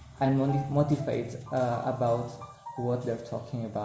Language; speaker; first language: English; non-native, learner; Indonesian